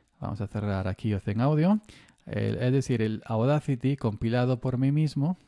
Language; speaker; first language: Spanish; native; Spanish